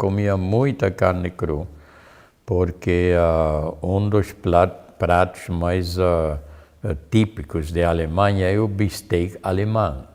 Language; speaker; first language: Portuguese; non-native, fluent; German